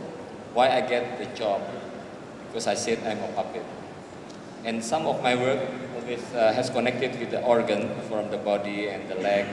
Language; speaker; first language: English; non-native, learner; Indonesian